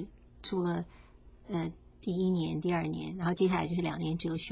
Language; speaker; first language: Chinese; native; Chinese